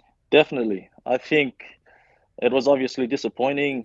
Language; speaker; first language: English; non-native, local second language; Fijian